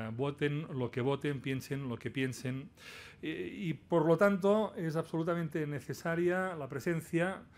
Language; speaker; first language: Spanish; non-native, local second language; Catalan